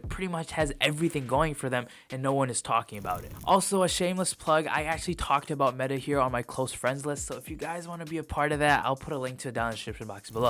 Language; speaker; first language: English; native; English